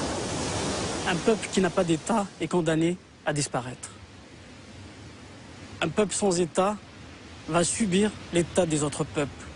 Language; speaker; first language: French; non-native, local second language; Kabyle